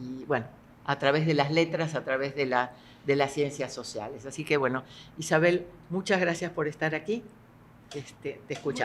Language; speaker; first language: Spanish; native; Spanish